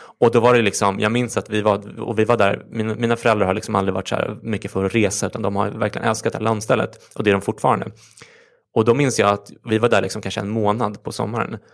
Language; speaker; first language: Swedish; native; Swedish